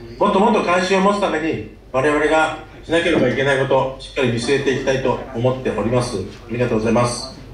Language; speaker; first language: Japanese; native; Japanese